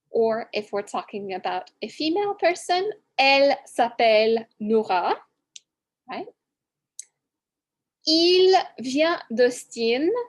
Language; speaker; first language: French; non-native, fluent; English